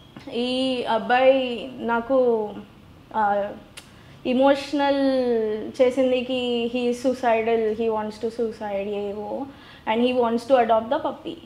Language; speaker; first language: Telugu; non-native, learner; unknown